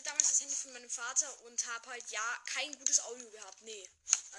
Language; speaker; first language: German; native; German